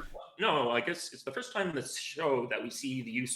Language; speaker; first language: English; native; English